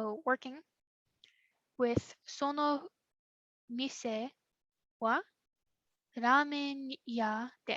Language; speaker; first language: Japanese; non-native, fluent; English